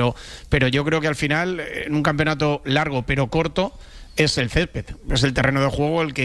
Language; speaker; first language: Spanish; native; Spanish